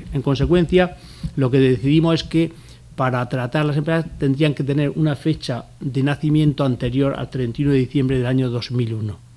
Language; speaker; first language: Spanish; native; Spanish